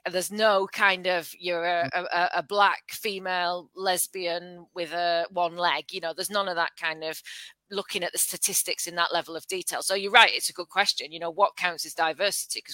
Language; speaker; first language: English; native; English